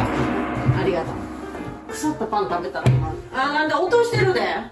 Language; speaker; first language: Japanese; native; Japanese